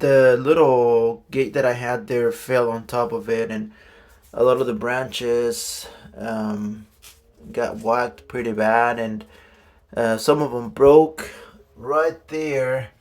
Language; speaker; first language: English; non-native, fluent; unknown